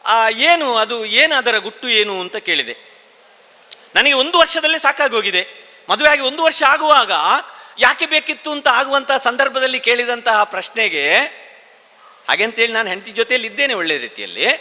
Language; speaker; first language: Kannada; non-native, local second language; Tulu